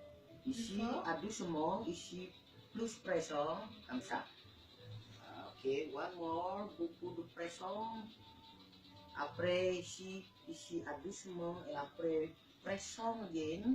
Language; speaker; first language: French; non-native, learner; Indonesian